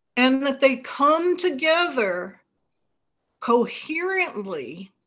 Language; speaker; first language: English; native; English